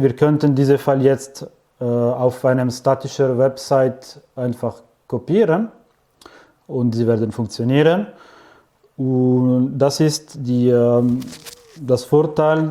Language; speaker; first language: German; non-native, fluent; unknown